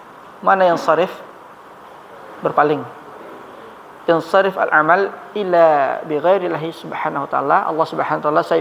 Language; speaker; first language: Arabic; non-native, fluent; Indonesian